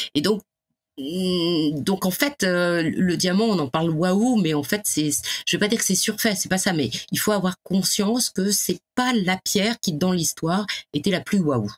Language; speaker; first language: French; native; French